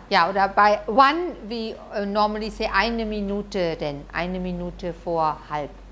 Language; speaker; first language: German; native; German